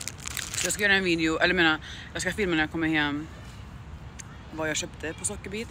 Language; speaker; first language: Swedish; early bilingual, heritage; Swedish